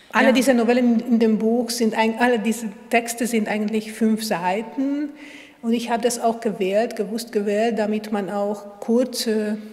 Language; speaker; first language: German; non-native, fluent; Hungarian